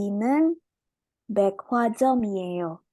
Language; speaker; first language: Korean; non-native, learner; Indonesian